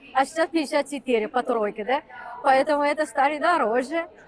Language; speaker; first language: Russian; non-native, fluent; Japanese